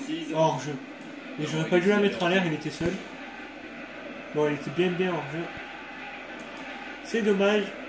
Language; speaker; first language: French; native; French